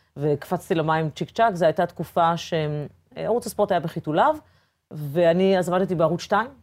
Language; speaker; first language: Hebrew; early bilingual, other home language; Portuguese